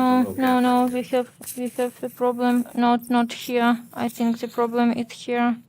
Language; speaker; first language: English; non-native, learner; Ukrainian